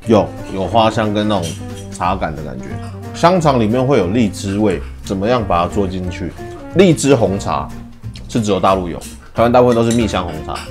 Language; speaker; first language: Chinese; native; Chinese